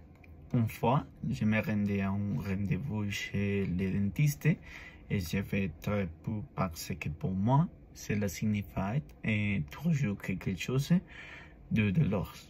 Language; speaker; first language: French; non-native, learner; Spanish